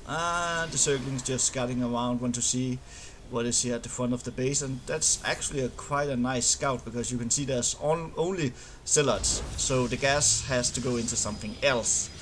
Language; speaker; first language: English; non-native, fluent; Danish